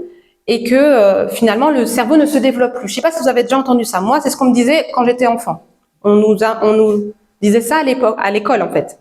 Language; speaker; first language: French; native; French